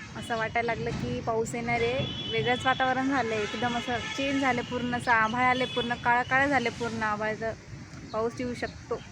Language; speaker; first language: Marathi; non-native, local second language; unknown